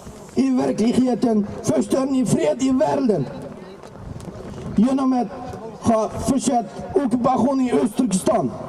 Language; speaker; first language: Swedish; non-native, learner; Uyghur